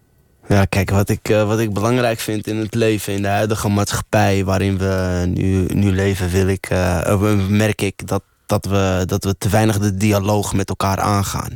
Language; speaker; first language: Dutch; early bilingual, other home language; Arabic